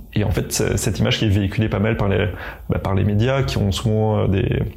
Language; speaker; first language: French; native; French